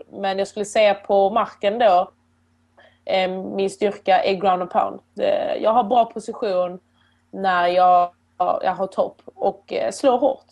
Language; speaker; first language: Swedish; early bilingual, other home language; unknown